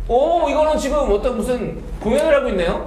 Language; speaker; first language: Korean; native; Korean